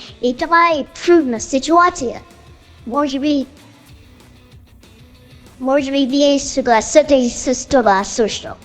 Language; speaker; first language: Bulgarian; non-native, learner; Chinese